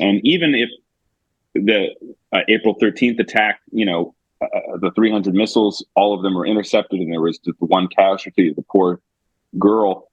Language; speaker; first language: English; native; English